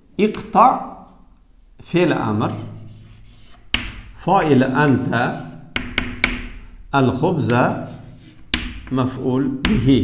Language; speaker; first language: Arabic; non-native, fluent; Uzbek